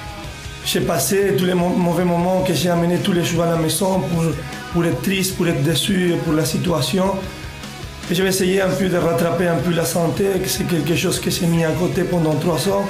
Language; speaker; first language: French; non-native, fluent; Spanish